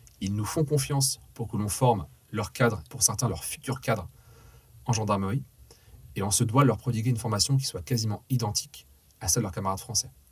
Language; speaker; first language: French; native; French